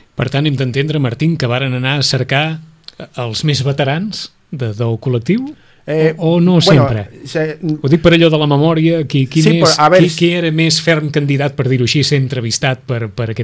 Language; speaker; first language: Catalan; native; Catalan